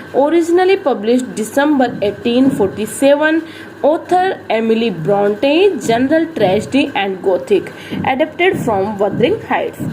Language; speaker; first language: English; non-native, local second language; Hindi